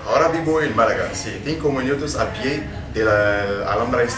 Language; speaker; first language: Spanish; non-native, learner; Arabic